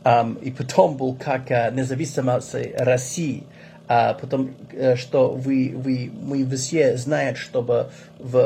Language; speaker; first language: Russian; non-native, learner; English